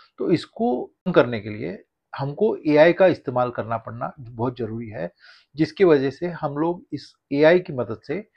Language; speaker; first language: Hindi; non-native, local second language; Marathi